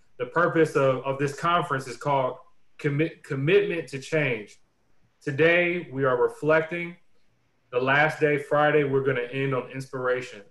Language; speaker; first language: English; native; English